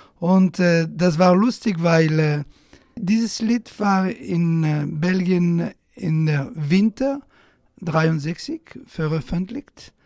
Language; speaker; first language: German; non-native, fluent; Italian